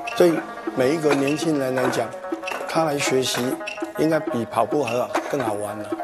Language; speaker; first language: Chinese; non-native, local second language; Cantonese